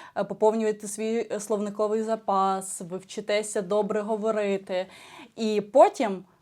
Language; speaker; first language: Ukrainian; non-native, local second language; Russian